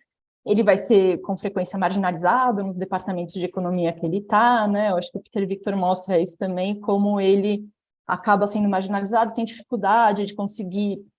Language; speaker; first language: Portuguese; native; Portuguese